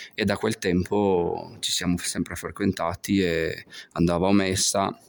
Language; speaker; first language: Italian; non-native, fluent; Albanian